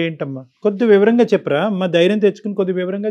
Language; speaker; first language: Telugu; native; Telugu